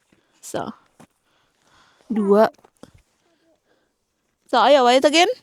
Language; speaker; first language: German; non-native, fluent; Indonesian